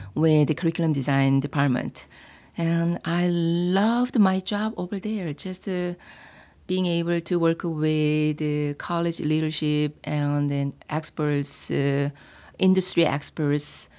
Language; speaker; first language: English; non-native, fluent; Korean